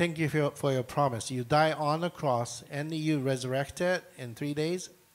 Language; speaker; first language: English; non-native, fluent; Japanese